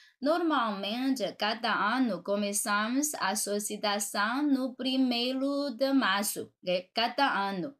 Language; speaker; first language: Portuguese; non-native, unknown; Chinese